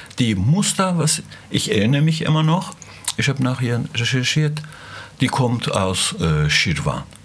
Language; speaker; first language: German; non-native, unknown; Azerbaijani